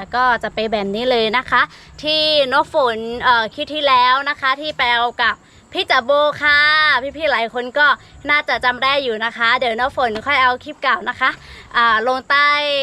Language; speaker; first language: Thai; non-native, local second language; Lahu